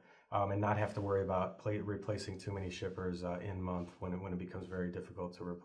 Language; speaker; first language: English; native; English